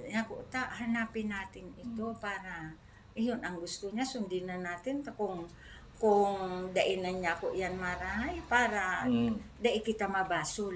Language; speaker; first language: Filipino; non-native, local second language; Bikol